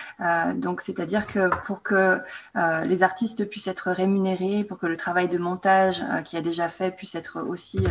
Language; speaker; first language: French; native; French